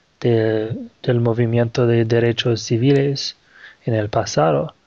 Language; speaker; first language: Spanish; non-native, fluent; Portuguese